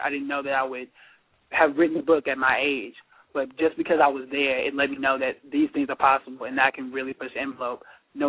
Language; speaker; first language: English; native; English